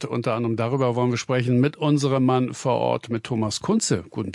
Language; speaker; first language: German; native; German